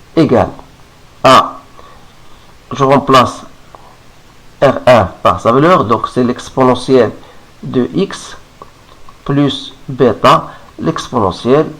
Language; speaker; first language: French; non-native, local second language; Arabic